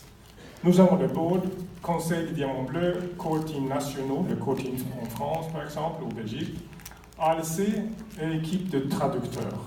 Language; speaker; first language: French; non-native, fluent; Swedish